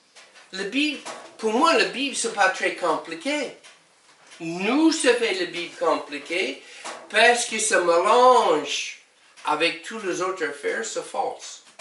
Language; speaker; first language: French; non-native, learner; English